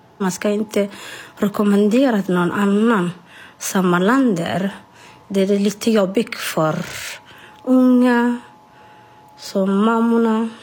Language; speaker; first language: Swedish; non-native, learner; Somali